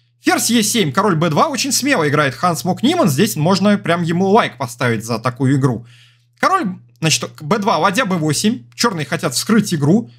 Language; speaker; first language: Russian; native; Russian